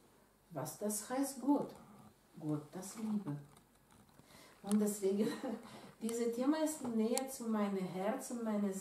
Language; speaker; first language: German; non-native, learner; Russian